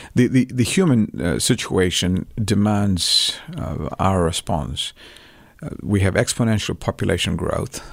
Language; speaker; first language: English; non-native, local second language; Tamil